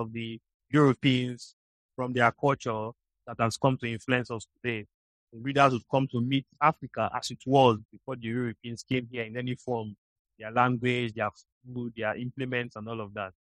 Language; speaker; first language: English; non-native, local second language; Igbo